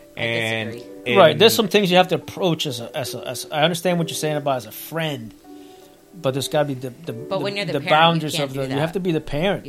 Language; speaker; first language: English; early bilingual, other home language; Spanish